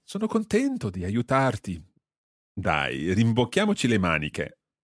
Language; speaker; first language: Italian; non-native, fluent; English